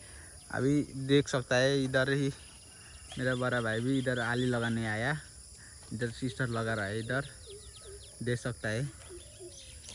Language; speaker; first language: Hindi; non-native, learner; Nepali